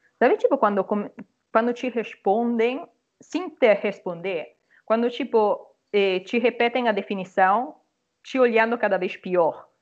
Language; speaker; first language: Portuguese; non-native, fluent; Italian